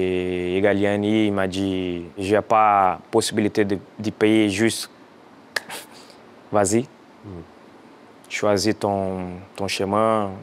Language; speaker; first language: French; non-native, fluent; Portuguese